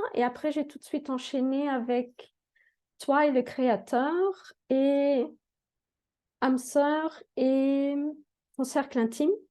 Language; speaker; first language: French; native; French